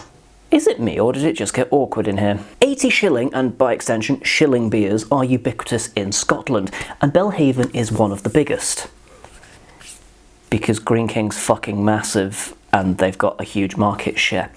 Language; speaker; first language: English; native; English